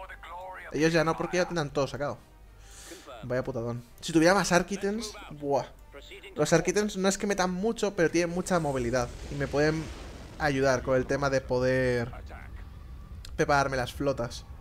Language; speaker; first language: Spanish; native; Spanish